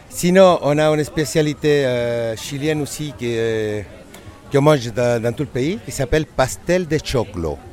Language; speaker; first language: French; non-native, fluent; Spanish